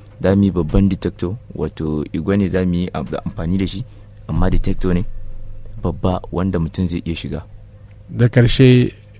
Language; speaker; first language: Hausa; native; Hausa